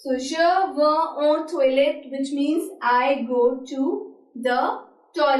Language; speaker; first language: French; non-native, fluent; Hindi